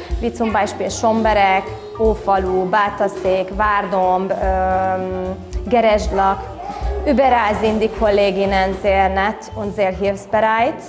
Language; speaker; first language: German; non-native, local second language; Hungarian